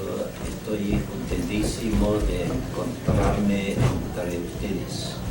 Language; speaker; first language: Spanish; non-native, learner; Chinese